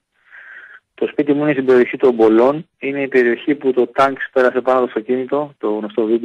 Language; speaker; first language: Greek; native; Greek